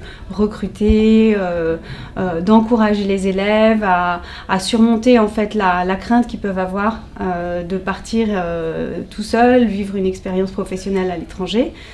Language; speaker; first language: French; native; French